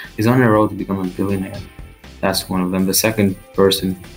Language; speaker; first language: English; non-native, fluent; Albanian